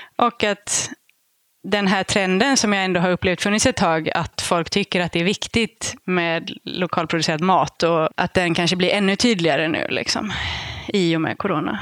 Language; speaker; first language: Swedish; native; Swedish